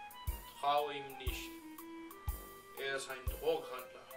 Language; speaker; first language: German; non-native, learner; English